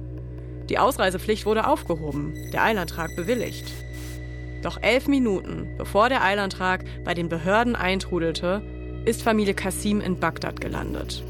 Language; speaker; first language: German; native; German